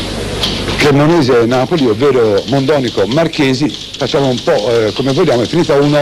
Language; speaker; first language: Italian; native; Italian